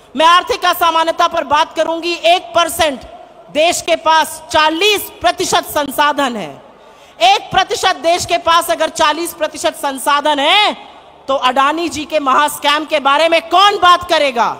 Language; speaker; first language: Hindi; native; Hindi